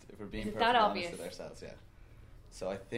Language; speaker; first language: English; native; English